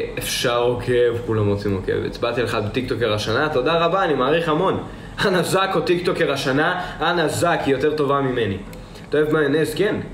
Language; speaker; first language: Hebrew; early bilingual, other home language; Russian